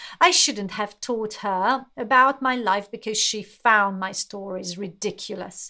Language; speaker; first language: English; non-native, fluent; Hungarian